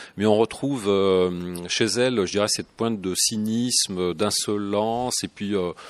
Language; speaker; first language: French; native; French